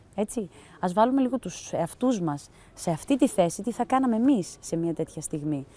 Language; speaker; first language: Greek; early bilingual, heritage; Greek